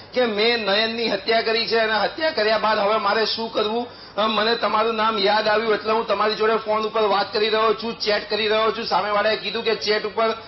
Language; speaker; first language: Gujarati; native; Gujarati